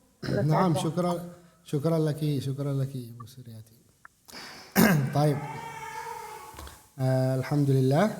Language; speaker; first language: Arabic; non-native, fluent; Indonesian